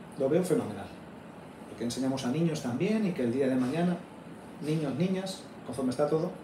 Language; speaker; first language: Spanish; native; Spanish